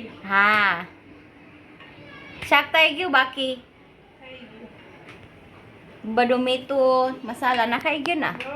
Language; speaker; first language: Gujarati; non-native, learner; Filipino